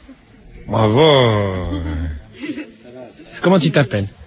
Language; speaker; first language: French; native; French